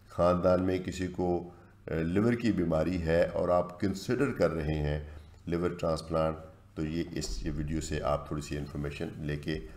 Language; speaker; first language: Urdu; native; Urdu